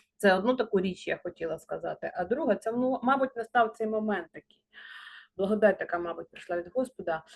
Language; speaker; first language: Ukrainian; non-native, local second language; Russian